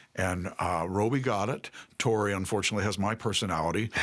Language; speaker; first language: English; native; English